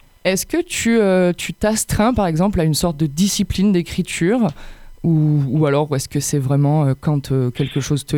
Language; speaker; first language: French; native; French